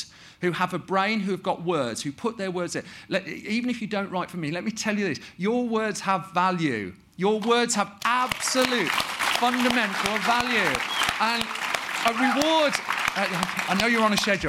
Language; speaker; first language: English; native; English